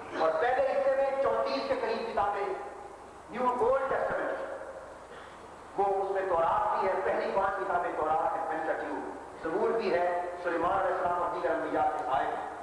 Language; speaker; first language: Urdu; non-native, local second language; Punjabi